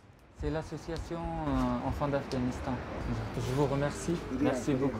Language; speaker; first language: French; non-native, fluent; Persian